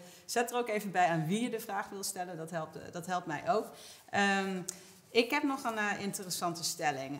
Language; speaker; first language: Dutch; native; Dutch